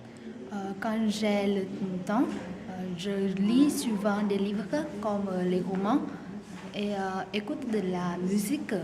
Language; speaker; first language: French; non-native, learner; Vietnamese